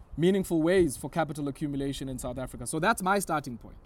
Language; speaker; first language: English; non-native, local second language; Xhosa